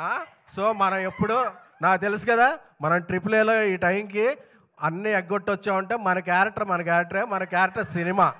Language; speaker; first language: Telugu; native; Telugu